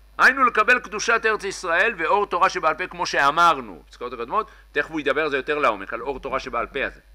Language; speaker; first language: Hebrew; native; Hebrew